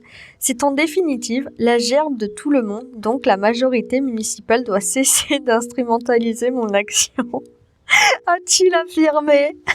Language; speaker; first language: French; native; French